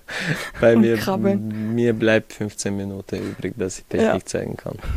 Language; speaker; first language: German; non-native, fluent; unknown